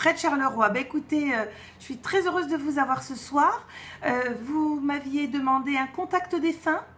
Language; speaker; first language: French; native; French